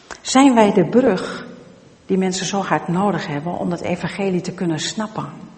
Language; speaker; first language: Dutch; native; Dutch